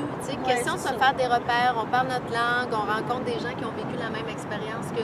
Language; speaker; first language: French; native; French